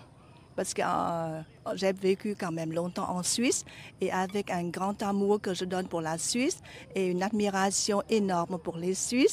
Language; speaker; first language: French; non-native, fluent; Vietnamese